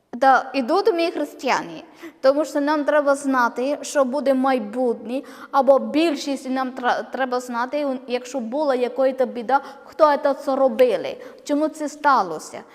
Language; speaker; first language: Ukrainian; non-native, learner; Malayalam